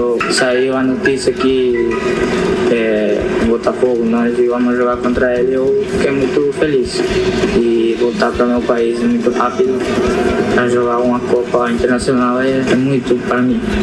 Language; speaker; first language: Portuguese; non-native, fluent; Spanish